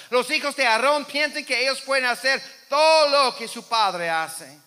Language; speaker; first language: Spanish; non-native, fluent; English